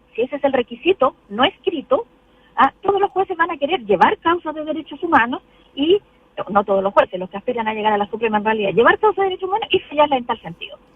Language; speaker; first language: Spanish; native; Spanish